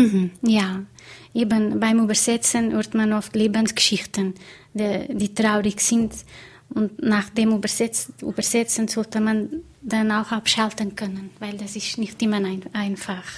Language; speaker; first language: German; non-native, fluent; Portuguese